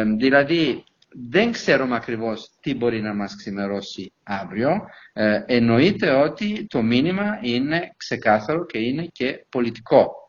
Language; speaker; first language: Greek; non-native, fluent; Italian